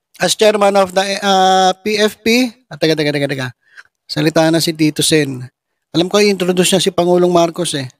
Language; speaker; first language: Filipino; native; Filipino